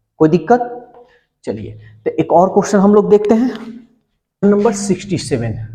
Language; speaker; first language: Hindi; native; Hindi